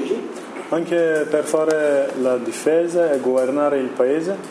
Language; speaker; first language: Italian; non-native, learner; Kurdish